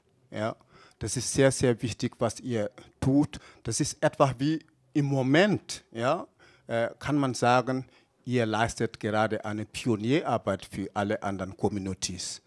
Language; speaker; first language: German; non-native, fluent; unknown